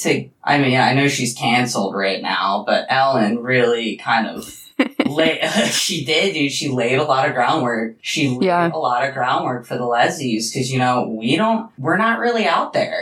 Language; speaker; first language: English; native; English